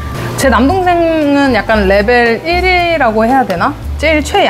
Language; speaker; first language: Korean; native; Korean